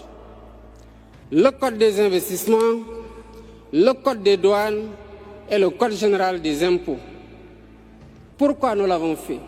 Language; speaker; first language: French; non-native, local second language; Serer